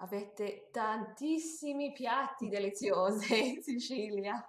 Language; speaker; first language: Italian; non-native, fluent; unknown